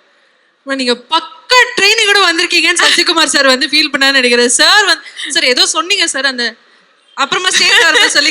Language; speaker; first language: Tamil; native; Tamil